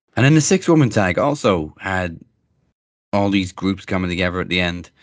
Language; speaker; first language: English; native; English